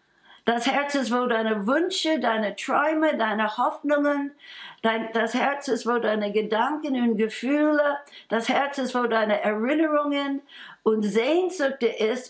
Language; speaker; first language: German; non-native, fluent; English